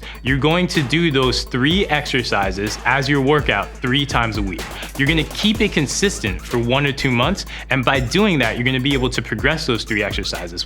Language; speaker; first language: English; native; English